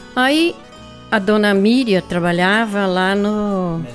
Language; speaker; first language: Portuguese; native; Portuguese